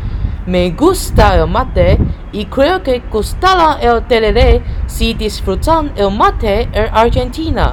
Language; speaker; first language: Spanish; non-native, learner; Chinese